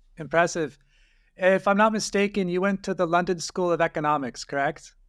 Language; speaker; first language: English; native; English